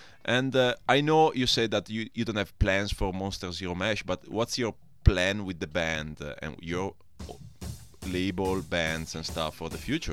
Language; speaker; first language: English; non-native, fluent; Italian